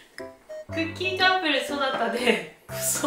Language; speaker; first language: Korean; non-native, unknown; Japanese